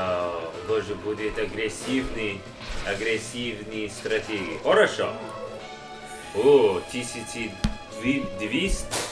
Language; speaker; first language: Russian; non-native, learner; English